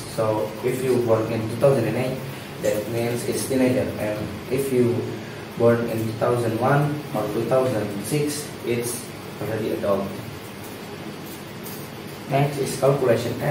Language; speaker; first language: English; non-native, learner; Indonesian